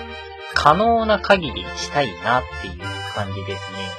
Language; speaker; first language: Japanese; native; Japanese